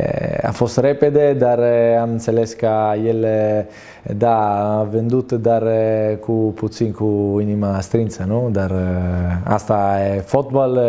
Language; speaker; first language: Romanian; non-native, fluent; Italian